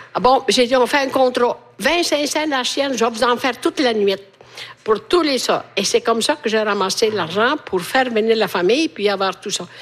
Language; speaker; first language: French; non-native, fluent; Italian